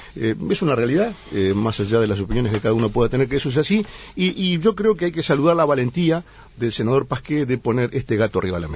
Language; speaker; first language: Spanish; native; Spanish